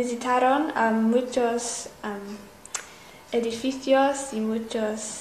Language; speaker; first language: Spanish; non-native, learner; English